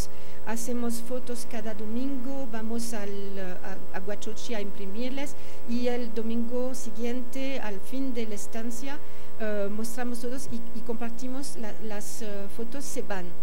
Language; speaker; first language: Spanish; non-native, fluent; French